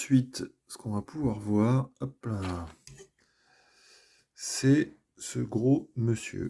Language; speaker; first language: French; native; French